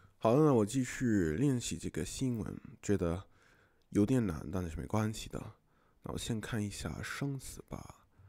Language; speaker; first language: Chinese; non-native, fluent; English